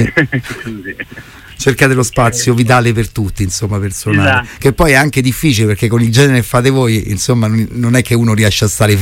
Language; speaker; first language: Italian; native; Italian